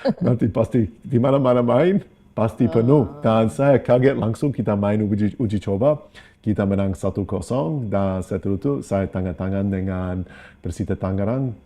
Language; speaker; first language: Indonesian; non-native, fluent; English